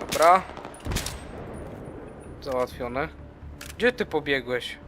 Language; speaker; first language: Polish; native; Polish